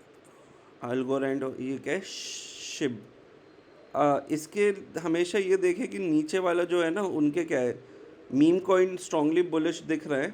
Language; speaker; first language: Hindi; native; Hindi